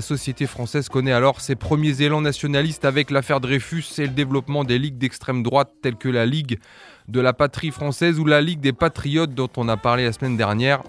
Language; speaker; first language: French; native; French